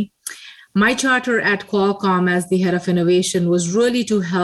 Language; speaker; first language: English; non-native, local second language; Hindi